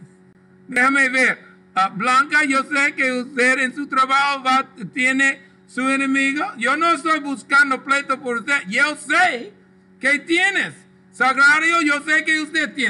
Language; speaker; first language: Spanish; non-native, local second language; English